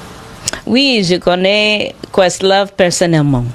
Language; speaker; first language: French; non-native, learner; English